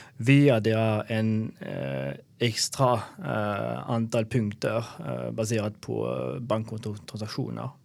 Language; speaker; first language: Swedish; non-native, fluent; French